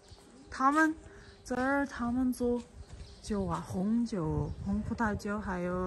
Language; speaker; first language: Chinese; non-native, fluent; Armenian